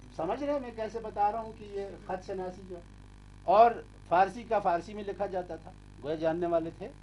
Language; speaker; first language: Urdu; non-native, local second language; Kashmiri